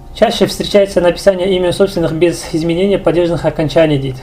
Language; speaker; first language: Russian; non-native, local second language; Kazakh